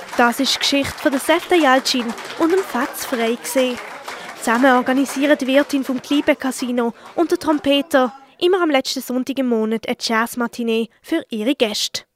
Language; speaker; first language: German; native; German